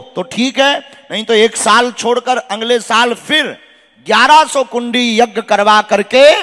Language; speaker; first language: Hindi; non-native, local second language; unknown